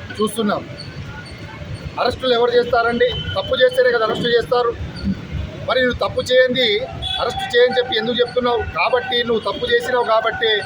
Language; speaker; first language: Telugu; non-native, local second language; Lambadi